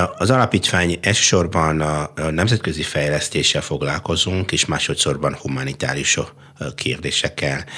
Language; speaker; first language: Hungarian; non-native, fluent; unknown